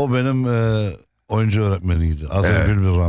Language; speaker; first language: Turkish; non-native, fluent; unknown